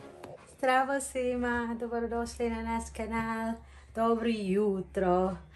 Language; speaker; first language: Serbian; non-native, learner; Filipino